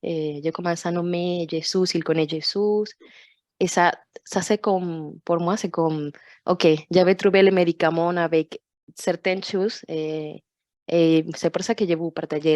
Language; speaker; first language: French; non-native, fluent; Portuguese